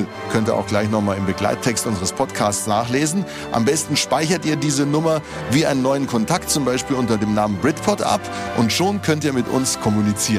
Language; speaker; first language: German; native; German